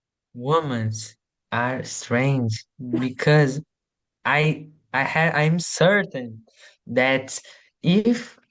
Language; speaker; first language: English; non-native, learner; Portuguese